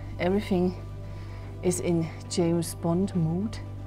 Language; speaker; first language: English; non-native, fluent; German